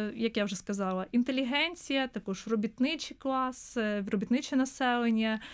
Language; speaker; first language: Ukrainian; native; Ukrainian